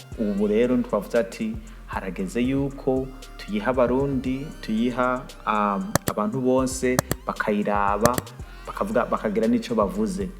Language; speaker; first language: Rundi; early bilingual, heritage; Rundi